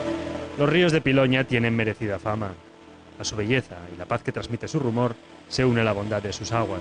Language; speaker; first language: Spanish; native; Spanish